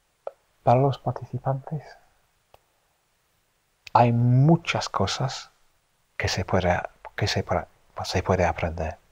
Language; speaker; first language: Spanish; non-native, fluent; English